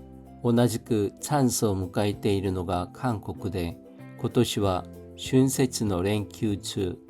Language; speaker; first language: Japanese; non-native, fluent; Korean